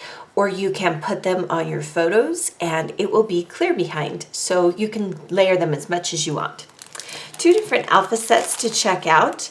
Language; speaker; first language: English; native; English